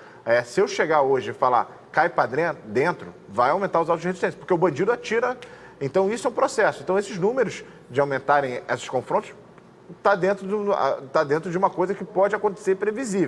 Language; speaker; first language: Portuguese; native; Portuguese